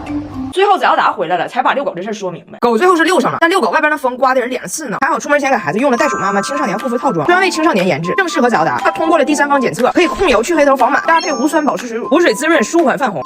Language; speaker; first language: Chinese; native; Chinese